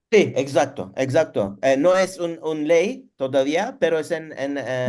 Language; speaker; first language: Spanish; non-native, learner; Turkish